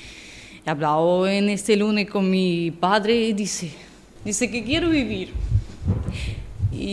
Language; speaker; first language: Spanish; non-native, learner; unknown